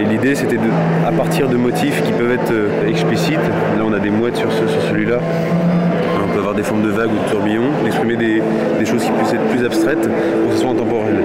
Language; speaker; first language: French; native; French